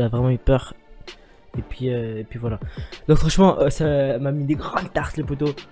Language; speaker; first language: French; native; French